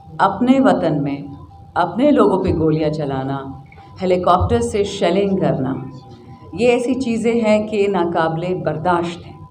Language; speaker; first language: Urdu; non-native, local second language; Pashto